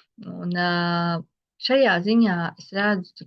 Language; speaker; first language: Latvian; native; Latvian